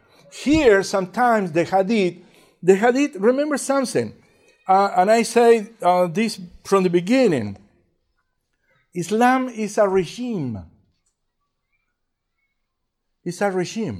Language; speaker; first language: English; non-native, fluent; Spanish